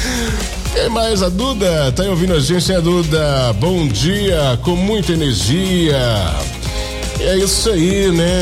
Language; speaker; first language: Portuguese; native; Portuguese